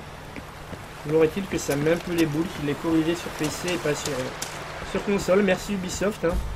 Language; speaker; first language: French; native; French